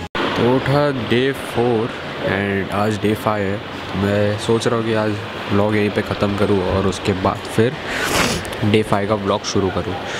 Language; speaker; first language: Hindi; native; Hindi